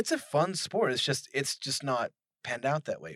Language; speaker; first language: English; native; English